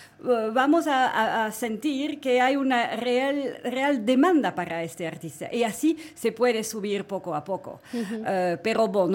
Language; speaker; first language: Spanish; non-native, fluent; French